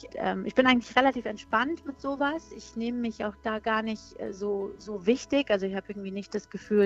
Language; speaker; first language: German; early bilingual, other home language; Persian